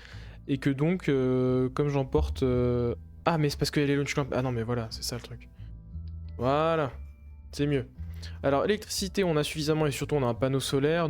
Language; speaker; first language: French; native; French